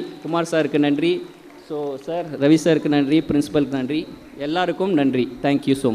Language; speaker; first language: Tamil; native; Tamil